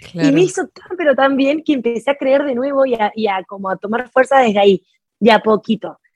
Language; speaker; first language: Spanish; native; Spanish